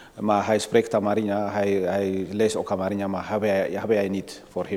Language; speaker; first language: Dutch; non-native, learner; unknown